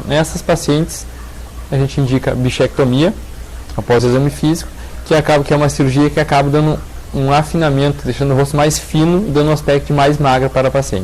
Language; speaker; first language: Portuguese; native; Portuguese